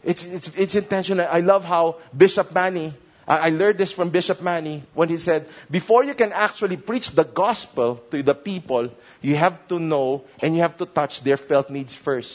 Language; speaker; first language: English; non-native, local second language; Filipino